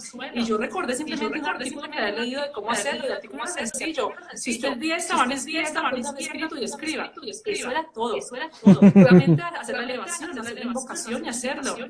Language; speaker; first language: Spanish; native; Spanish